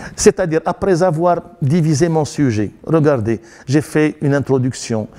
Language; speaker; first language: French; non-native, local second language; Arabic